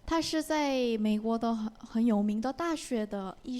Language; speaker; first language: Chinese; non-native, learner; Korean